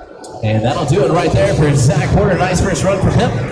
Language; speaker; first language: English; native; English